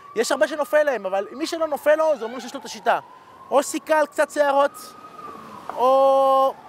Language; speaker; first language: Hebrew; early bilingual, other home language; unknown